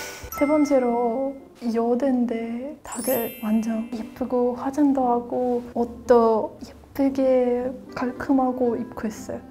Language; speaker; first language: Korean; non-native, fluent; Russian